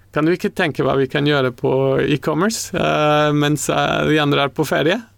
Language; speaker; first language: Norwegian; non-native, fluent; Spanish